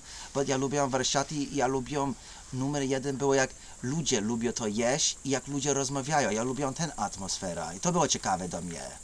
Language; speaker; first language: Polish; early bilingual, heritage; English